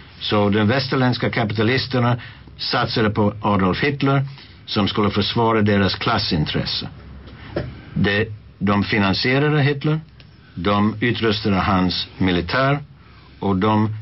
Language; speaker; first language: Swedish; non-native, fluent; English